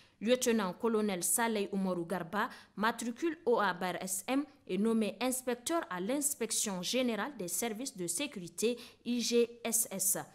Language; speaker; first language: French; non-native, local second language; Hausa